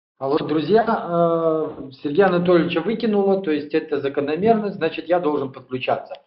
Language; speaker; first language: Russian; native; Russian